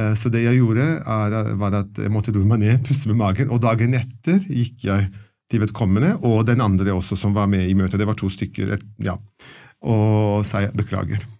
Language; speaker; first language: Norwegian; non-native, fluent; Italian